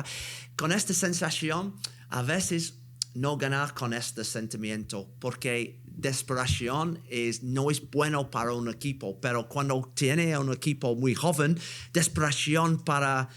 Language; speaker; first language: Spanish; non-native, learner; English